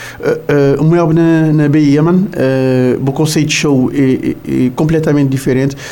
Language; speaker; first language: Portuguese; non-native, local second language; Kabuverdianu